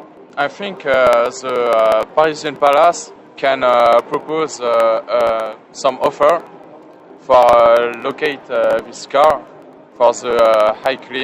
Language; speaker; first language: English; non-native, learner; French